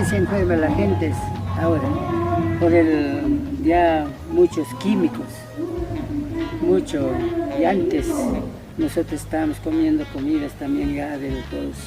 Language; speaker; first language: Spanish; non-native, local second language; Quechua